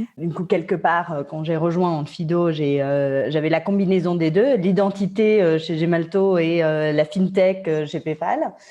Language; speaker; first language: French; non-native, fluent; Spanish